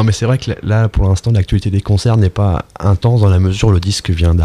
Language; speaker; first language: French; native; French